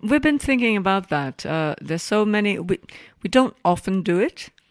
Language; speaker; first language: English; non-native, fluent; Portuguese